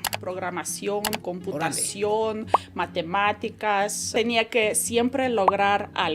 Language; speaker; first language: Spanish; non-native, fluent; Ukrainian